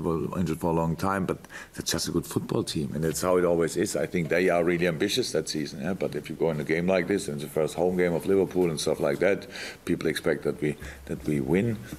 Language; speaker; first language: English; non-native, fluent; German